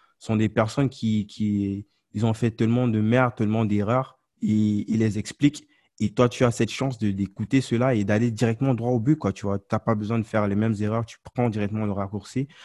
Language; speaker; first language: French; non-native, local second language; Ghomala